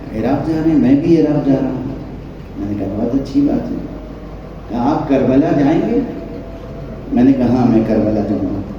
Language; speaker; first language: Urdu; native; Urdu